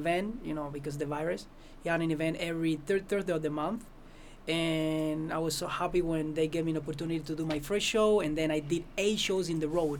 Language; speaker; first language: English; non-native, fluent; Spanish